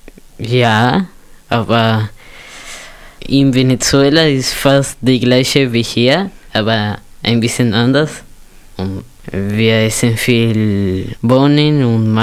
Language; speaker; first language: German; non-native, learner; Spanish